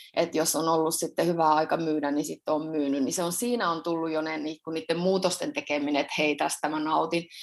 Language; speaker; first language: Finnish; native; Finnish